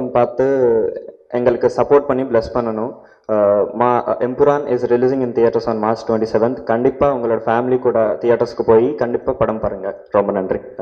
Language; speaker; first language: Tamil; non-native, learner; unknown